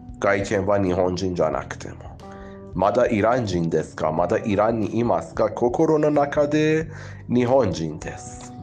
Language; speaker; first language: Japanese; non-native, fluent; Persian